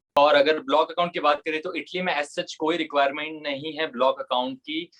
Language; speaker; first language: Hindi; native; Hindi